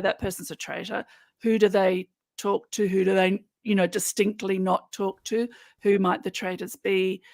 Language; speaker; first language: English; native; English